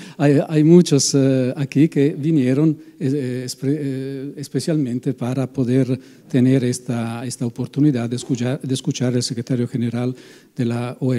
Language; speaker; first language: Spanish; non-native, fluent; Italian